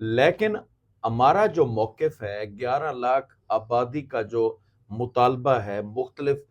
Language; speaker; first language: Urdu; non-native, local second language; Saraiki